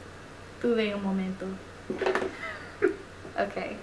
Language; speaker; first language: Spanish; non-native, learner; English